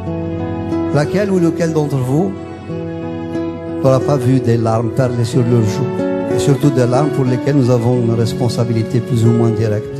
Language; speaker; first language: French; non-native, local second language; Kabyle